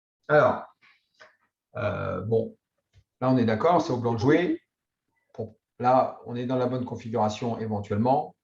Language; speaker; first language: French; native; French